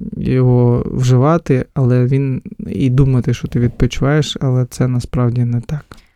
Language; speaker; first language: Ukrainian; non-native, local second language; Russian